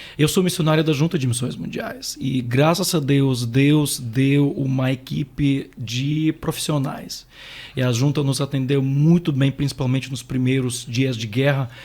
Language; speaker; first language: Portuguese; non-native, fluent; Ukrainian